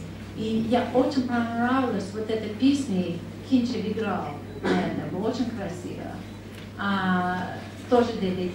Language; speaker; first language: Russian; non-native, learner; English